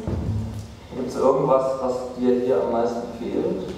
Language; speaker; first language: German; non-native, fluent; Arabic